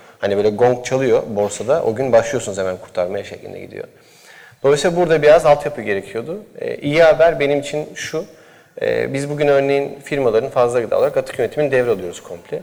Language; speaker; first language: Turkish; native; Turkish